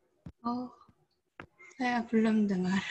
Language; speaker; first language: Indonesian; non-native, learner; Korean